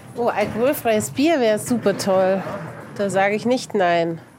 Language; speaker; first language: German; native; German